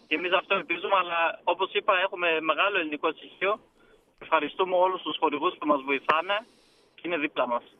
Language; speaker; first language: Greek; early bilingual, heritage; Greek